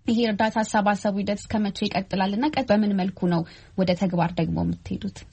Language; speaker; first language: Amharic; native; Amharic